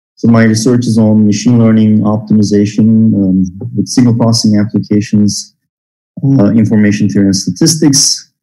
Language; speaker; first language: English; non-native, fluent; Turkish